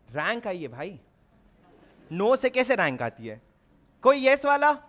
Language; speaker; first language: Hindi; non-native, local second language; Odia